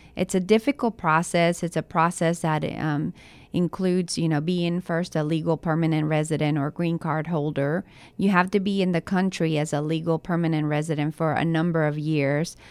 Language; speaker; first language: English; early bilingual, other home language; Spanish